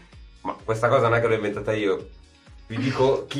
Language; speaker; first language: Italian; native; Italian